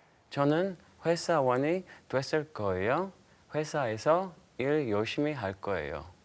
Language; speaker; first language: Korean; non-native, learner; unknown